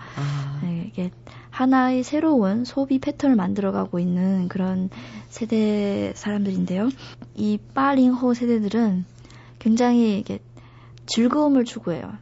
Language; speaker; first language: Korean; non-native, fluent; Chinese